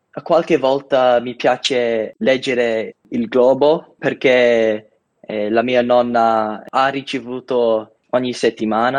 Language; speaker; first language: Italian; non-native, learner; English